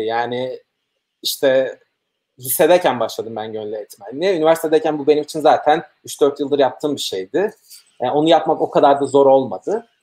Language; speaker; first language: Turkish; native; Turkish